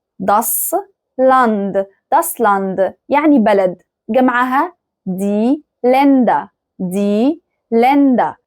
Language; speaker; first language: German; non-native, fluent; Arabic